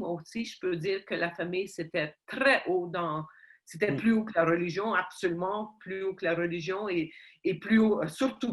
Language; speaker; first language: French; non-native, fluent; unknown